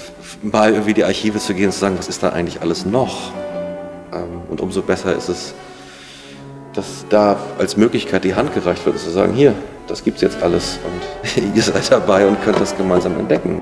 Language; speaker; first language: German; native; German